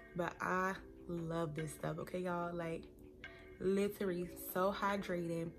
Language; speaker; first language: English; native; English